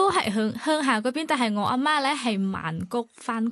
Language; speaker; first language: Cantonese; non-native, fluent; Thai